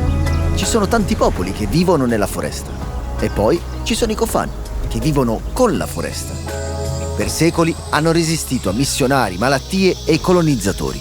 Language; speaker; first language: Italian; native; Italian